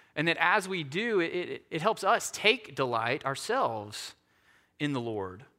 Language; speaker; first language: English; native; English